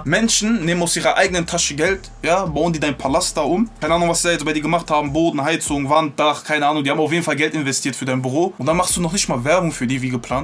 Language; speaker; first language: German; native; German